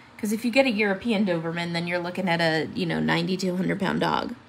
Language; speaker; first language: English; native; English